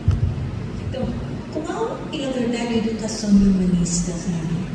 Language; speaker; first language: Portuguese; non-native, fluent; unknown